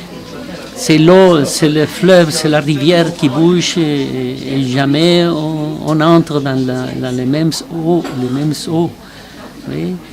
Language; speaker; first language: French; non-native, fluent; Spanish